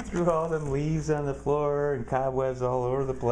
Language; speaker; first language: English; native; English